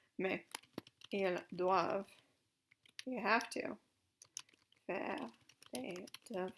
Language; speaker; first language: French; non-native, fluent; English